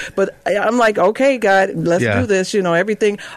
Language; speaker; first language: English; native; English